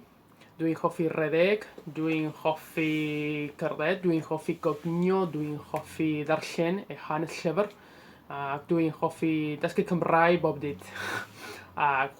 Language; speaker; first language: Welsh; non-native, learner; Spanish